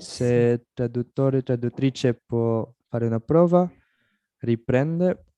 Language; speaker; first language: Italian; non-native, fluent; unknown